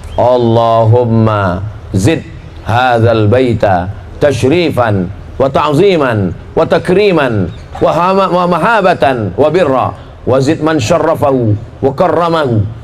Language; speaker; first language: Indonesian; native; Indonesian